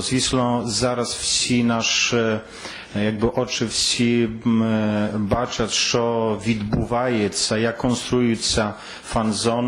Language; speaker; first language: Ukrainian; non-native, fluent; Polish